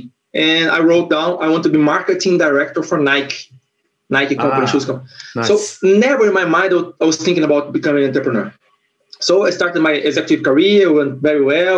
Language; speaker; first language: English; non-native, fluent; Portuguese